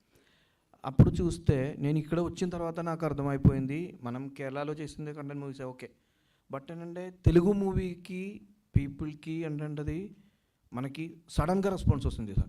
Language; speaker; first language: Telugu; non-native, learner; Malayalam